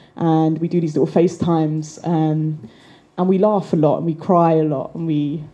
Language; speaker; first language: English; native; English